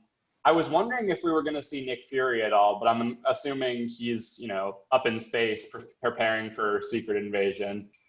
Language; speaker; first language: English; native; English